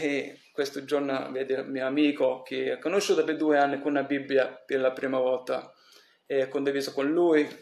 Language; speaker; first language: Italian; early bilingual, heritage; English